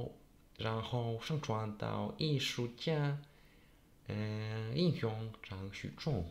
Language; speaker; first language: Chinese; non-native, learner; Polish